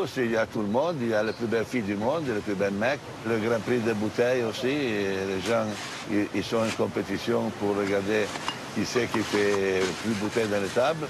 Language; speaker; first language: French; non-native, fluent; Italian